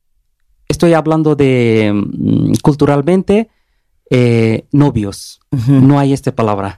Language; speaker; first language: Spanish; non-native, learner; Bangla